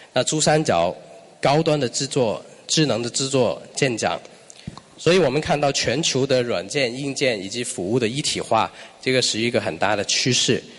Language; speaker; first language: Chinese; non-native, local second language; Cantonese